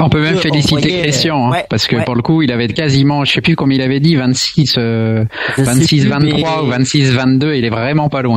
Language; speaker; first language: French; native; French